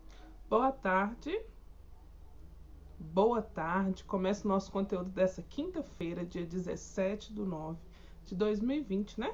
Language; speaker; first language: Portuguese; native; Portuguese